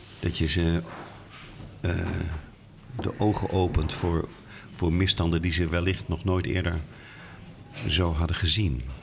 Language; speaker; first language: Dutch; native; Dutch